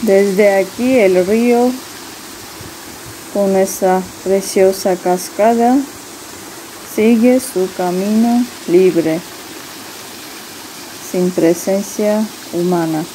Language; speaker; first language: Spanish; non-native, fluent; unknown